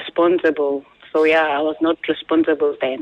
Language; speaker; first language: English; non-native, local second language; Zulu